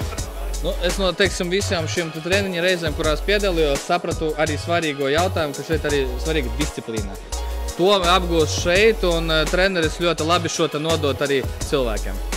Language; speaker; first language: Latvian; native; Latvian